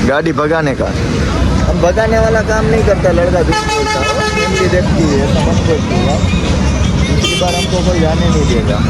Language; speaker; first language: Hindi; non-native, local second language; Gujarati